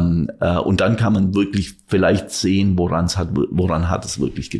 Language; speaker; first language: German; native; German